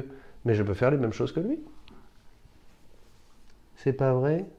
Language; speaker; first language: French; native; French